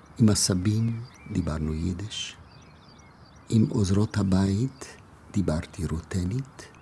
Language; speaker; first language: Hebrew; non-native, fluent; German